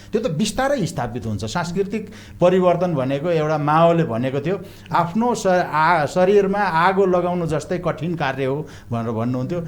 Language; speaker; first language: Nepali; non-native, local second language; Eastern Tamang